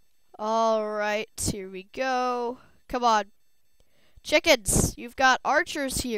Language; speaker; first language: English; native; English